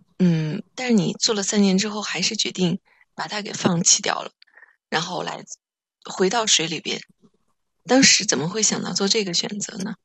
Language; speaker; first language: Chinese; native; Chinese